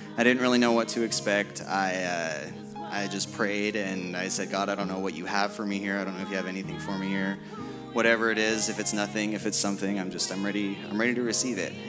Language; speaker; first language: English; native; English